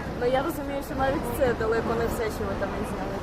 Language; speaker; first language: Ukrainian; native; Ukrainian